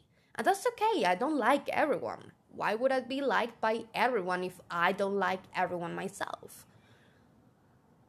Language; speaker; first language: English; non-native, fluent; Spanish